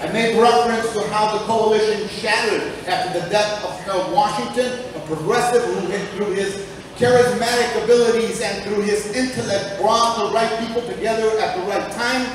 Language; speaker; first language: English; early bilingual, other home language; Spanish